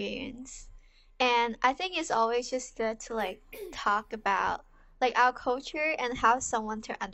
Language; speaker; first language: English; non-native, local second language; Cantonese